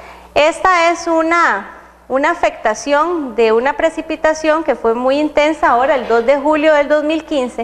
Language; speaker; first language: Spanish; native; Spanish